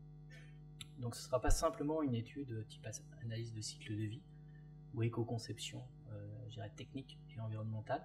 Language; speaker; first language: French; native; French